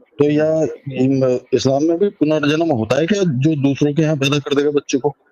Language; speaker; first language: Urdu; native; Urdu